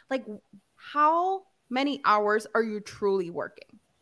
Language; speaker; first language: English; early bilingual, other home language; Spanish